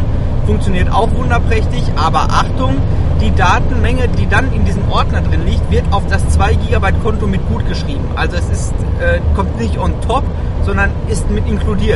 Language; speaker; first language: German; native; German